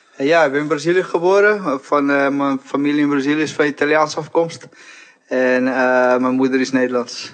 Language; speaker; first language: Dutch; early bilingual, other home language; Portuguese